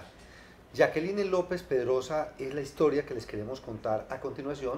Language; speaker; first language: Spanish; native; Spanish